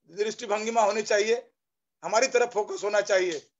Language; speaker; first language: Hindi; non-native, local second language; Bangla